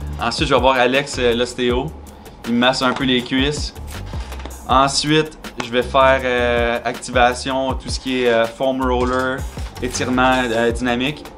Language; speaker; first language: French; native; French